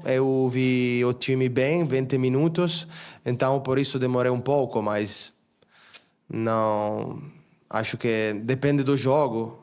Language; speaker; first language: Portuguese; non-native, fluent; Italian